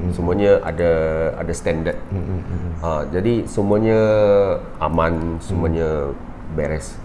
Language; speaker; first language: Malay; non-native, local second language; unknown